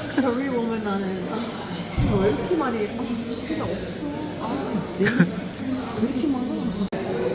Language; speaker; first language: Korean; non-native, learner; Arabic